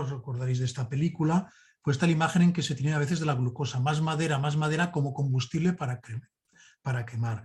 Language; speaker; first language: Spanish; native; Spanish